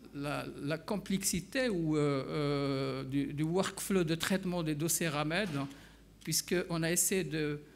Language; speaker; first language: French; non-native, local second language; Arabic